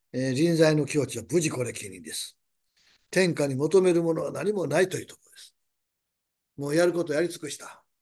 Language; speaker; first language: Japanese; native; Japanese